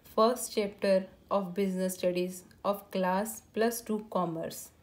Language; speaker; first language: English; non-native, local second language; Punjabi